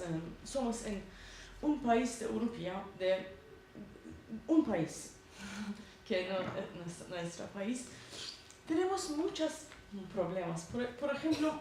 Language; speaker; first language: Spanish; non-native, learner; Persian